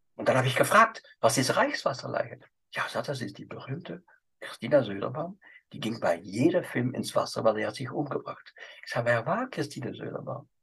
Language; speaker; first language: German; non-native, fluent; French